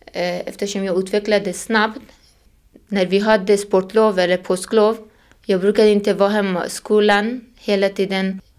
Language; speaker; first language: Swedish; non-native, fluent; Persian